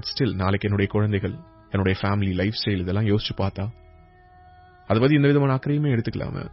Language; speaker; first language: Tamil; native; Tamil